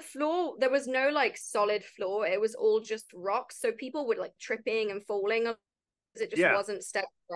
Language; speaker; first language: English; native; English